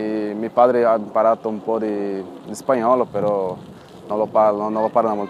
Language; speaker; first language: Italian; non-native, fluent; Portuguese